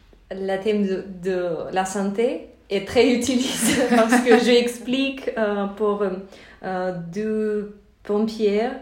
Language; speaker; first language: French; non-native, learner; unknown